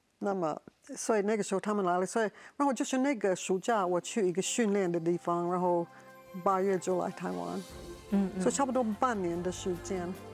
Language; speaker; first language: Chinese; non-native, fluent; English